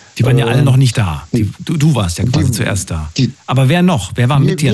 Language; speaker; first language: German; native; German